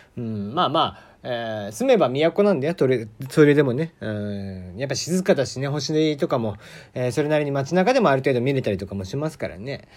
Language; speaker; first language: Japanese; native; Japanese